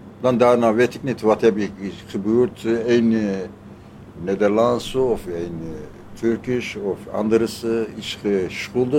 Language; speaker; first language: Dutch; non-native, learner; Turkish